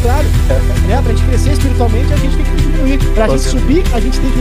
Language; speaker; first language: Portuguese; native; Portuguese